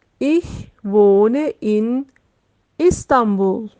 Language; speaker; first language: German; non-native, fluent; Turkish